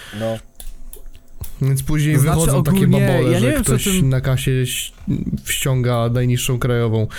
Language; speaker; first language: Polish; native; Polish